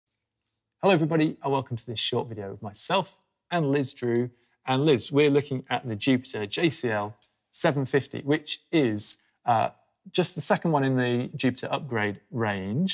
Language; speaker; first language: English; native; English